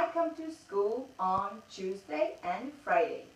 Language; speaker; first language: English; non-native, fluent; Japanese